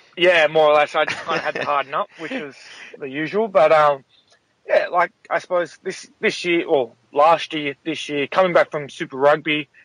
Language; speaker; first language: English; native; English